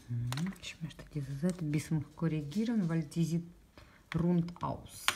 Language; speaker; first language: German; non-native, learner; Russian